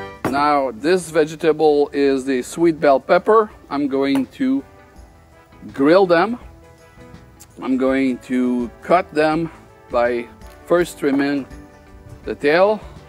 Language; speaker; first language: English; non-native, fluent; French